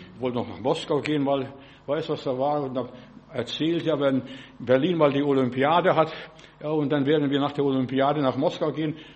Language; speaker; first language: German; non-native, fluent; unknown